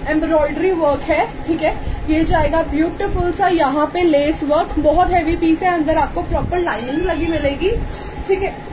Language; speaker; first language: Hindi; native; Hindi